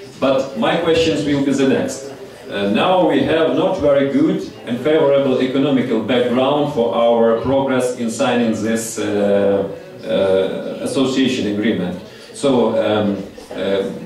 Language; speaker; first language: English; non-native, fluent; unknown